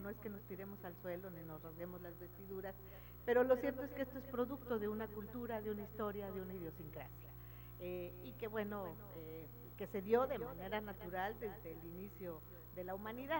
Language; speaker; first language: Spanish; native; Spanish